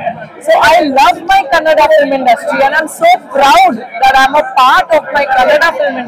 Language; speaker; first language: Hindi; native; Hindi